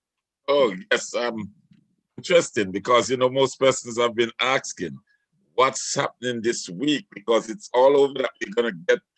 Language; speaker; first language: English; native; English